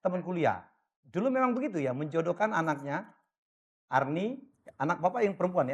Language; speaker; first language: Indonesian; native; Indonesian